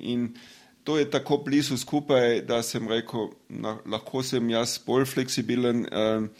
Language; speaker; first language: Slovenian; non-native, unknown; German